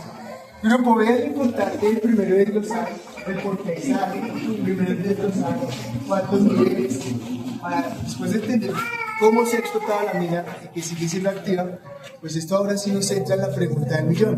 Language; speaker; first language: Spanish; native; Spanish